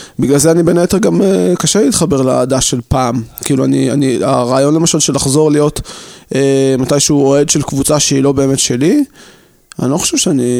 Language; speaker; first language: Hebrew; native; Hebrew